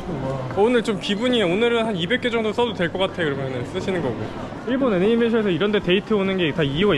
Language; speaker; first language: Korean; native; Korean